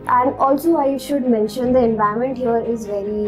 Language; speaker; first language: English; non-native, local second language; Hindi